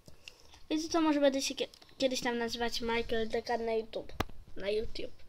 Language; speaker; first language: Polish; native; Polish